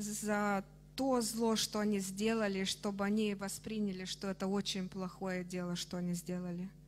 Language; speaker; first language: Russian; non-native, fluent; Romanian